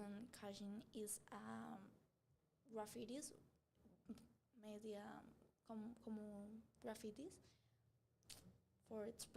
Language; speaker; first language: English; non-native, learner; Spanish